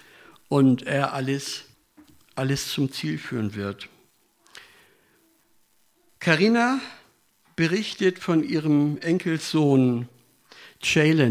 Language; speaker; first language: German; native; German